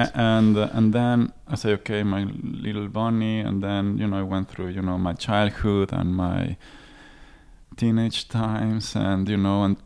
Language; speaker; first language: English; non-native, fluent; Spanish